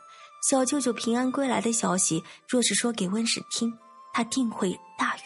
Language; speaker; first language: Chinese; native; Chinese